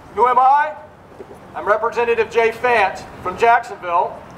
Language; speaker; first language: English; native; English